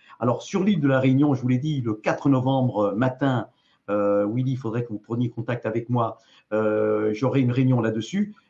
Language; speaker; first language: French; native; French